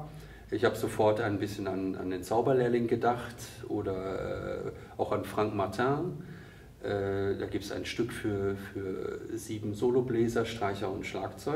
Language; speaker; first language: German; native; German